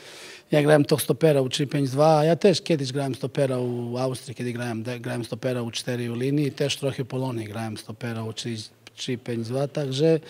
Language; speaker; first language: Polish; non-native, learner; Macedonian